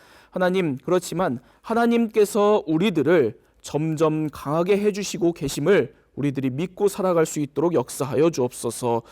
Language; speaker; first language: Korean; native; Korean